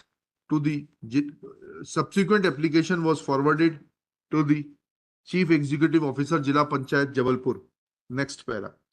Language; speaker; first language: English; non-native, local second language; Hindi